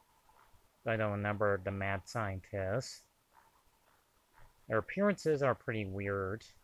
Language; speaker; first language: English; native; English